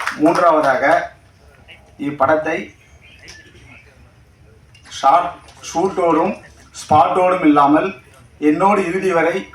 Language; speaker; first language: Tamil; native; Tamil